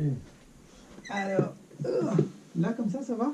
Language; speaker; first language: French; native; French